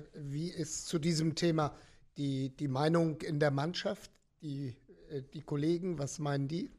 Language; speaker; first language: German; native; German